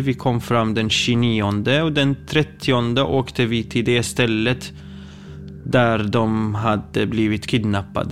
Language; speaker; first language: Swedish; non-native, fluent; Kurdish